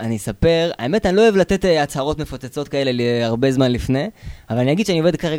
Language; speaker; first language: Hebrew; native; Hebrew